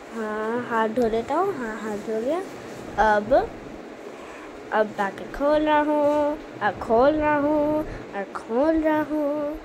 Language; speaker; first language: Hindi; native; Hindi